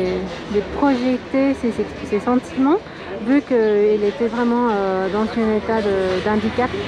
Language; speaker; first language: French; non-native, fluent; Spanish